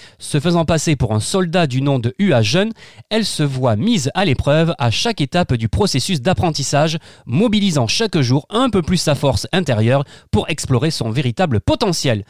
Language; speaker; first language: French; native; French